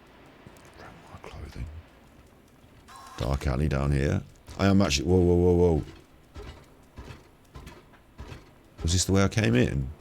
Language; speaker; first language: English; native; English